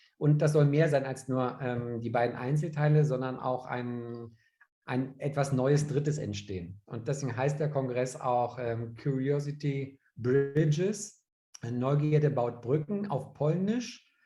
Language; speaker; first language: German; native; German